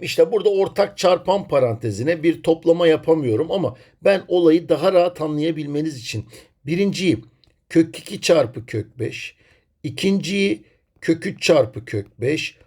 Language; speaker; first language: Turkish; native; Turkish